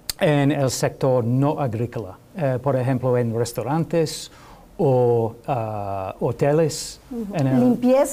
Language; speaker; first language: Spanish; non-native, learner; English